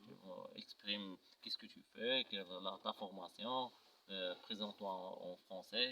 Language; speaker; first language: French; non-native, local second language; Arabic